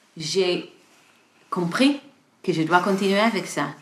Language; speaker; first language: French; non-native, learner; Hebrew